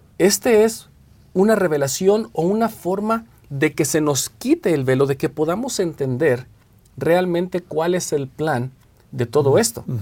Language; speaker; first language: Spanish; native; Spanish